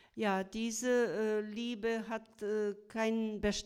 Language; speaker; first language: German; non-native, fluent; Croatian